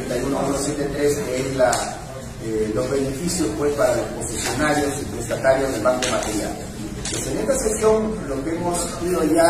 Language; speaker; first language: Spanish; native; Spanish